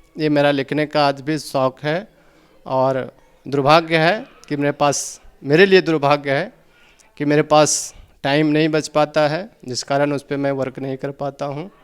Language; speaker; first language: Hindi; native; Hindi